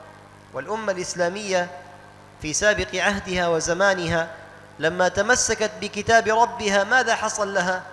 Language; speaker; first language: Arabic; native; Arabic